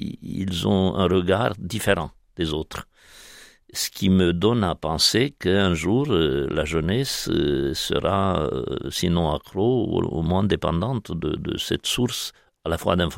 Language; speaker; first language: French; non-native, fluent; Romanian